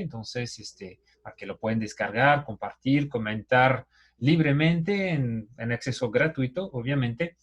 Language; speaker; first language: Spanish; native; Spanish